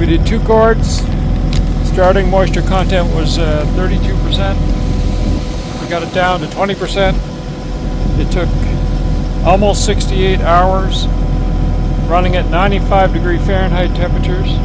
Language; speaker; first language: English; native; English